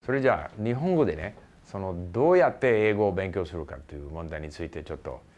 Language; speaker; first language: Japanese; non-native, fluent; English